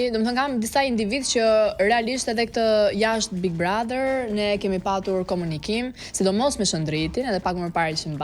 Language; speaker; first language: Albanian; native; Albanian